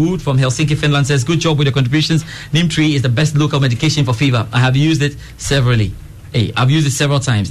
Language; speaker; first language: English; non-native, local second language; Akan